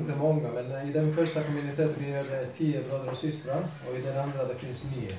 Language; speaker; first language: Swedish; non-native, fluent; Spanish